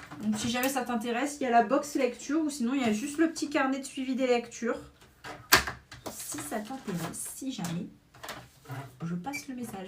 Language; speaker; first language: French; native; French